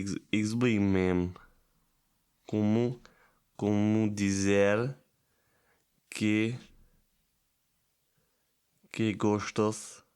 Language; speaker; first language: Portuguese; non-native, learner; German